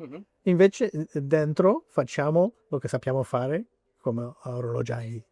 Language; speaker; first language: Italian; non-native, learner; French